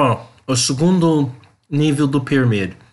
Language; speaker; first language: Portuguese; non-native, learner; English